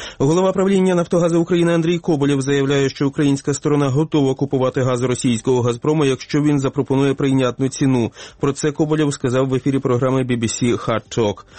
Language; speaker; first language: Ukrainian; native; Ukrainian